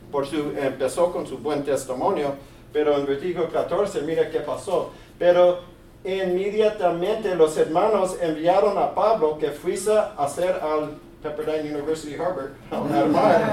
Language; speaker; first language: Spanish; early bilingual, heritage; English